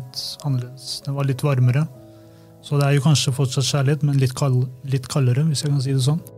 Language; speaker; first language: Norwegian; early bilingual, other home language; Albanian